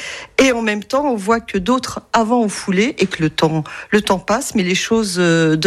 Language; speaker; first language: French; native; French